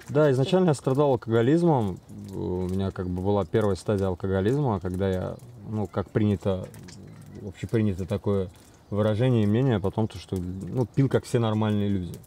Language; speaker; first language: Russian; native; Russian